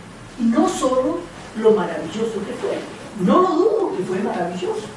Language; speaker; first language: Spanish; non-native, fluent; Portuguese